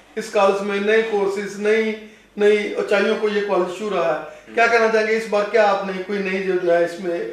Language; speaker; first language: Hindi; non-native, local second language; Punjabi